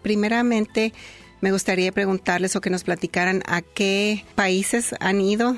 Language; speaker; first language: Spanish; native; Spanish